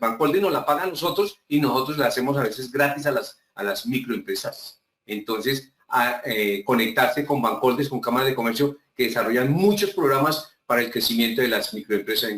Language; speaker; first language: Spanish; native; Spanish